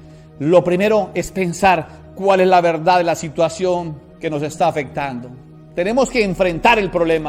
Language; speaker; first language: Spanish; native; Spanish